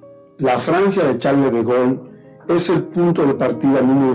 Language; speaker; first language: Spanish; native; Spanish